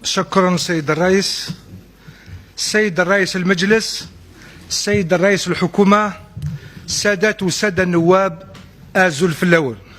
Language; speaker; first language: Arabic; non-native, local second language; Kabyle